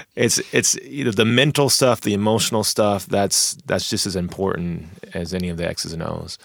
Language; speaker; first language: English; native; English